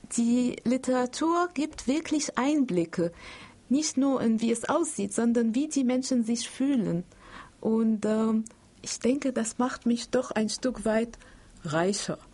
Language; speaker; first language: German; non-native, fluent; Arabic